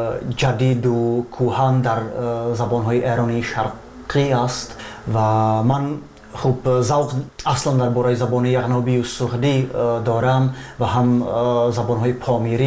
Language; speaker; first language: Persian; non-native, fluent; Czech